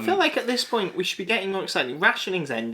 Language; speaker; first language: English; native; English